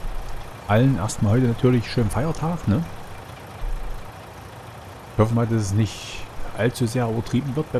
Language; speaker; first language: German; native; German